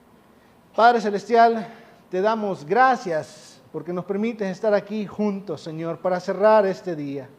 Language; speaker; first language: Spanish; native; Spanish